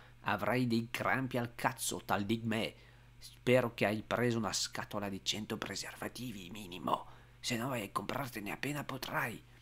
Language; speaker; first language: Italian; non-native, fluent; French